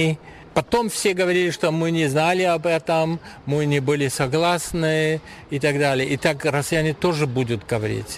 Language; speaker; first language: Russian; non-native, fluent; German